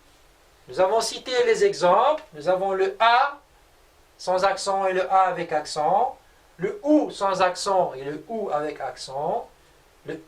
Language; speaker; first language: French; non-native, local second language; Arabic